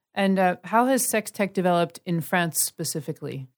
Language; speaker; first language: English; native; English